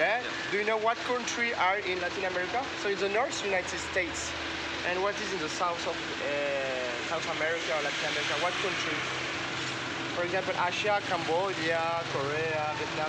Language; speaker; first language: English; non-native, fluent; French